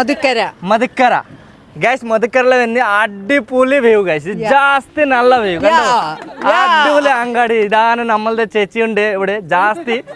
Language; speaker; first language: Malayalam; non-native, learner; Bangla